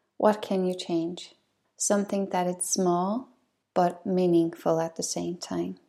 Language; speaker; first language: English; non-native, fluent; Polish